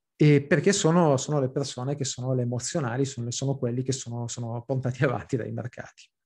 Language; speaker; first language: Italian; early bilingual, heritage; Italian